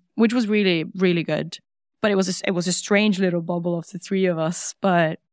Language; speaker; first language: English; non-native, fluent; Norwegian